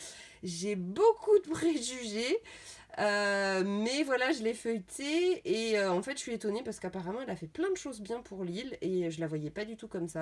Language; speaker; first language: French; native; French